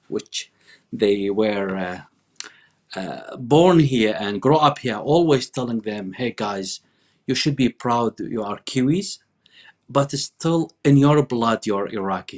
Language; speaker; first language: English; non-native, fluent; Arabic